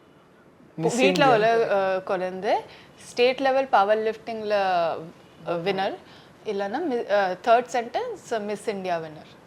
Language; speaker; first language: Tamil; non-native, learner; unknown